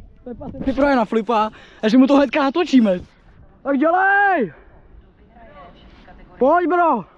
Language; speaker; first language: Czech; native; Czech